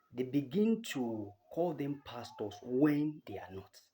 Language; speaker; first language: English; non-native, local second language; Yoruba